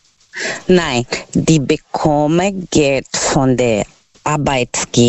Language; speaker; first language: German; non-native, learner; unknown